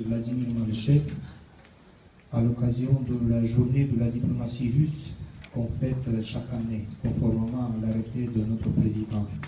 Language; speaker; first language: French; non-native, fluent; Russian